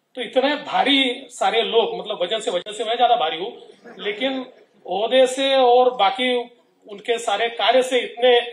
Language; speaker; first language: Hindi; non-native, local second language; Marathi